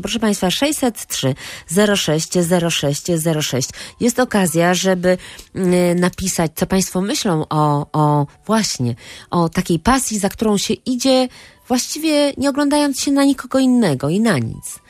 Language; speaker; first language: Polish; native; Polish